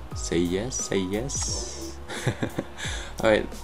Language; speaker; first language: English; non-native, local second language; Pampanga